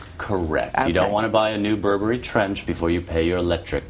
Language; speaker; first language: English; native; English